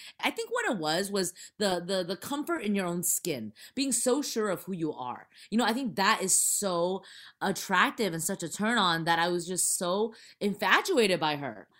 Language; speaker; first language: English; early bilingual, other home language; Chinese